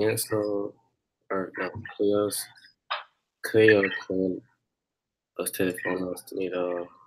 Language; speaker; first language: Spanish; non-native, learner; English